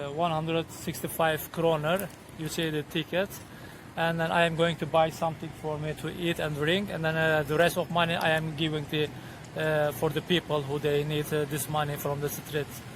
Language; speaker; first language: English; non-native, learner; Turkish